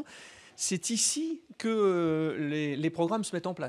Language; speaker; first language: French; native; French